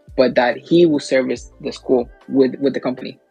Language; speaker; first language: English; early bilingual, other home language; Spanish